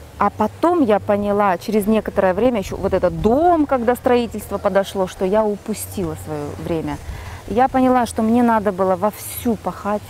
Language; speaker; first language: Russian; non-native, local second language; Kazakh